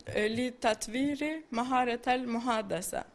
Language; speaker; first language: Arabic; non-native, learner; Turkish